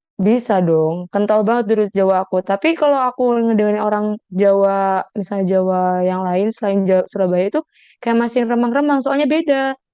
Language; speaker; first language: Indonesian; native; Indonesian